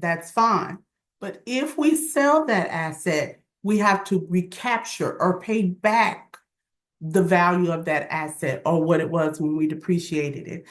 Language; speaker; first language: English; native; English